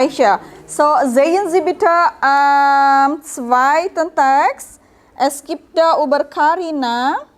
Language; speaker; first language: German; non-native, learner; Indonesian